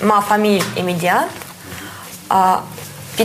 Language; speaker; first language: French; non-native, learner; Russian